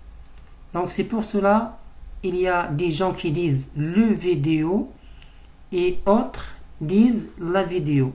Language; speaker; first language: French; non-native, local second language; Arabic